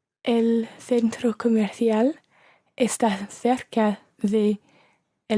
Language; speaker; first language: Spanish; non-native, learner; English